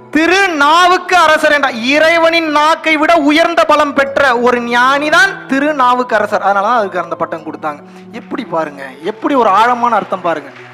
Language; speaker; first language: Tamil; non-native, local second language; Telugu